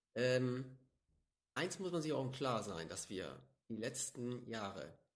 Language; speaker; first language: German; native; German